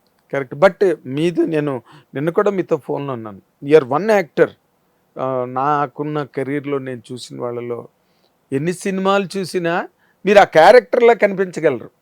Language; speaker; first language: Telugu; native; Telugu